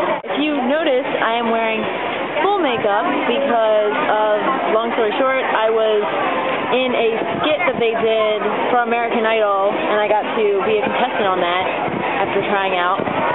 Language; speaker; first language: English; native; English